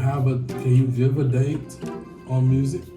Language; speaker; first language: English; native; English